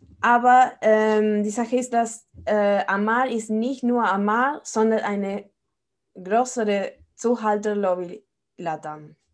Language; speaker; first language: German; non-native, fluent; Spanish